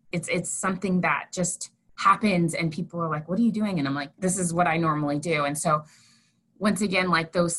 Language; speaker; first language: English; native; English